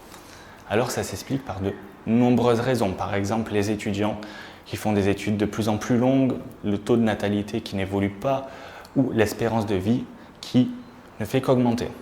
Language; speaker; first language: French; native; French